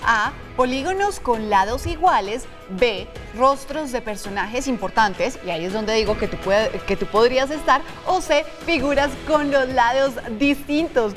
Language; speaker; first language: Spanish; native; Spanish